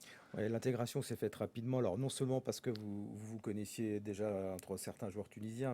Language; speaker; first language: French; native; French